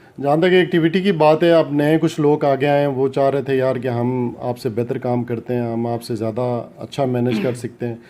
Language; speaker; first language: Urdu; non-native, local second language; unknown